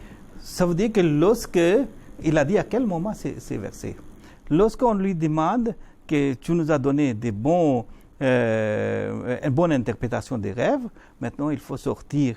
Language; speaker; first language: French; non-native, fluent; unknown